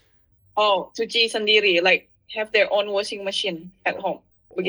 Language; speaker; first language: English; non-native, fluent; Indonesian